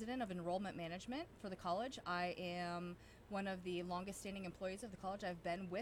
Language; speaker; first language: English; native; English